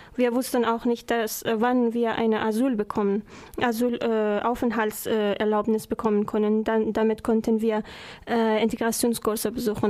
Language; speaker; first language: German; non-native, learner; Persian